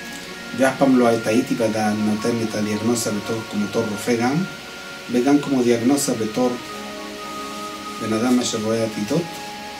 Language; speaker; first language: Hebrew; non-native, fluent; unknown